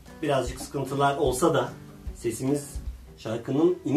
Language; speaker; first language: Turkish; native; Turkish